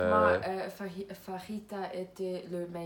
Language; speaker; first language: French; non-native, learner; Croatian